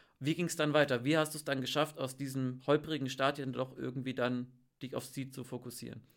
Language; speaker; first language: German; native; German